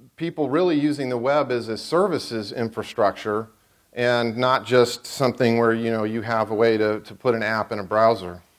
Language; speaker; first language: English; native; English